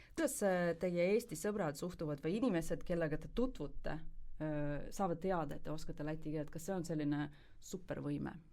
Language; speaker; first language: Estonian; native; Estonian